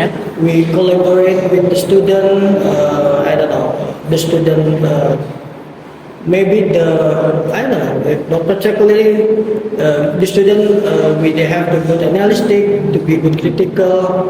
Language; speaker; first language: English; non-native, learner; Indonesian